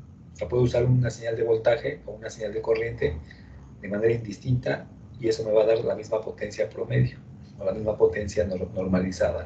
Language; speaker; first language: Spanish; native; Spanish